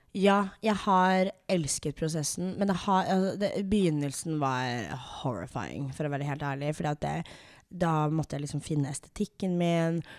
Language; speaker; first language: Norwegian; early bilingual, other home language; English